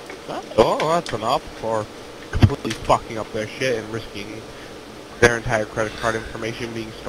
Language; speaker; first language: English; native; English